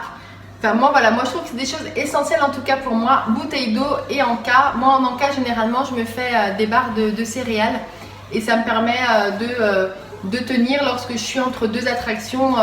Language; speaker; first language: French; native; French